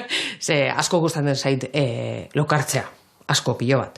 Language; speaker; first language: Basque; native; Basque